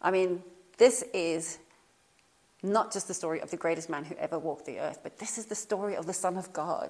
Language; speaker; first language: English; native; English